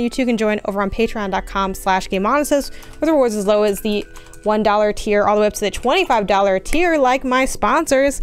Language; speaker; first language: English; native; English